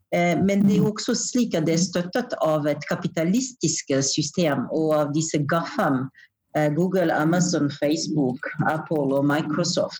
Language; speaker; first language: Norwegian; non-native, fluent; French